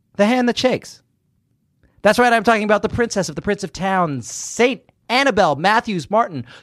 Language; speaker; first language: English; native; English